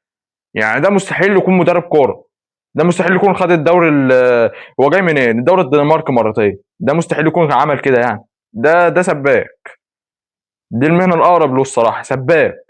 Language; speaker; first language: Arabic; native; Arabic